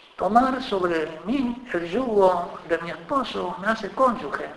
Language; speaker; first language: Spanish; native; Spanish